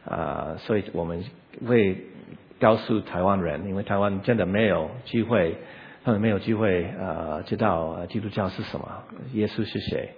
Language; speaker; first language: Chinese; non-native, learner; English